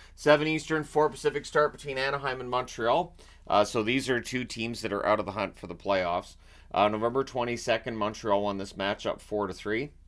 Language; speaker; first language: English; native; English